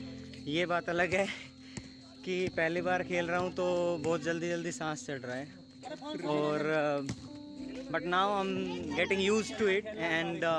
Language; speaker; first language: Hindi; native; Hindi